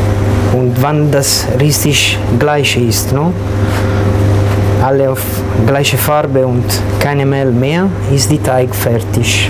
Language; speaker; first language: German; non-native, learner; Italian